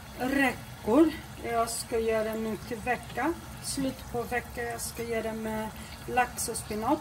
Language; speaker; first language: Swedish; non-native, fluent; Portuguese